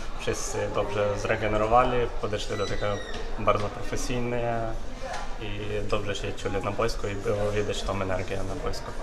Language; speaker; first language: Polish; non-native, fluent; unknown